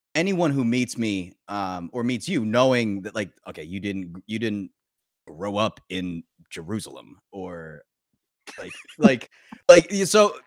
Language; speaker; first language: English; early bilingual, other home language; Korean